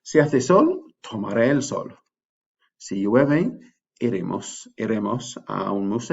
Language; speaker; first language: Spanish; non-native, fluent; English